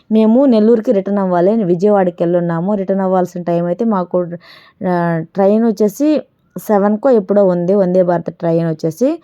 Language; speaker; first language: Telugu; native; Telugu